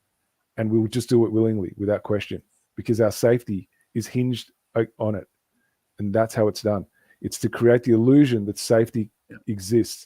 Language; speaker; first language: English; native; English